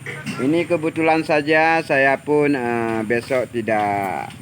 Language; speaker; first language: Indonesian; non-native, local second language; Achinese